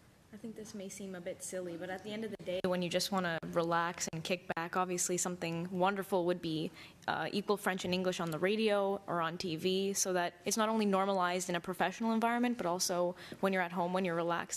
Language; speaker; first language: English; native; English